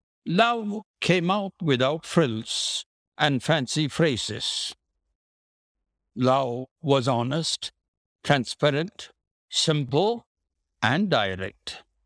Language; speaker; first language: English; non-native, local second language; Tamil